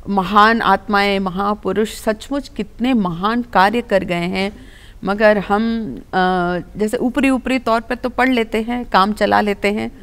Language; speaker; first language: Hindi; non-native, local second language; Telugu